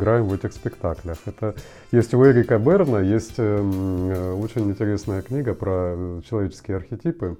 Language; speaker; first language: Russian; native; Russian